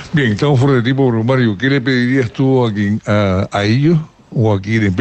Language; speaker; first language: Spanish; native; Spanish